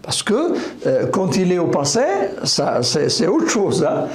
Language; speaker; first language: French; non-native, local second language; Arabic